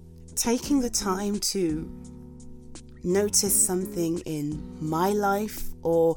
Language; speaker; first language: English; native; English